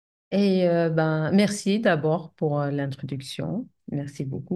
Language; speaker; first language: French; non-native, fluent; Arabic